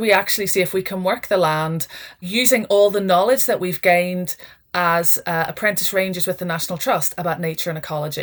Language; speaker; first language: English; native; English